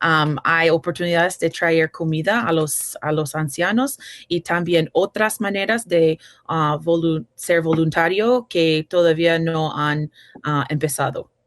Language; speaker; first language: Spanish; non-native, fluent; English